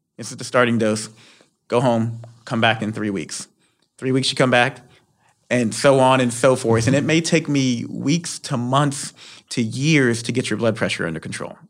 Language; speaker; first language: English; native; English